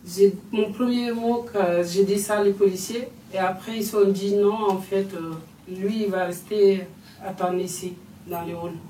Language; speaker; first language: French; non-native, fluent; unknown